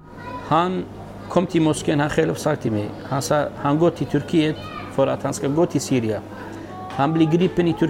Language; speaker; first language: Swedish; non-native, learner; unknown